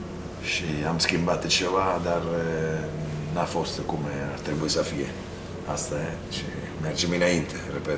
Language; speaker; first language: Romanian; non-native, fluent; Italian